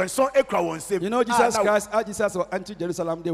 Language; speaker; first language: English; non-native, local second language; Akan